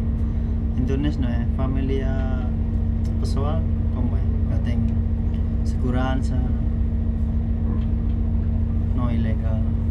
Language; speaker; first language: Spanish; non-native, learner; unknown